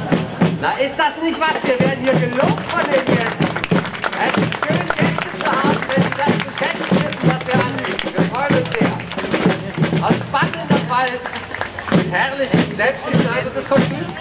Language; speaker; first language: German; native; German